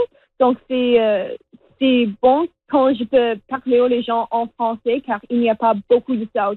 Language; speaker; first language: French; non-native, local second language; English